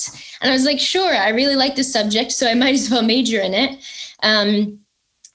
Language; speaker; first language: English; native; English